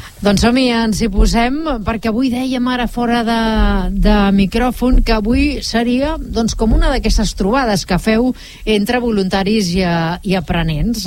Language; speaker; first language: Catalan; native; Catalan